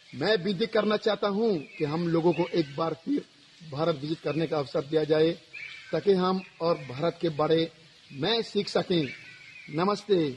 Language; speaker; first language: Hindi; non-native, local second language; Gujarati